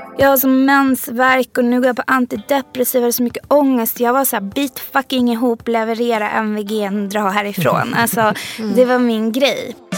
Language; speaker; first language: Swedish; early bilingual, other home language; Persian